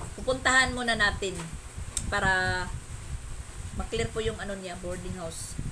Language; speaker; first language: Filipino; non-native, local second language; Waray